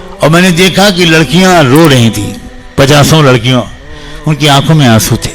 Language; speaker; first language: Urdu; native; Urdu